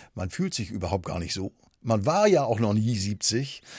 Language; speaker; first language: German; native; German